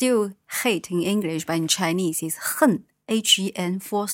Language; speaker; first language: English; non-native, fluent; Chinese